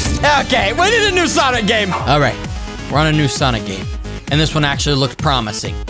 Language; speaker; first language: English; native; English